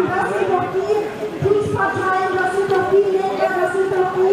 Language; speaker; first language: German; native; German